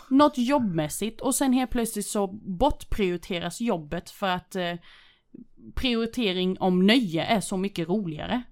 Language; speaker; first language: Swedish; early bilingual, other home language; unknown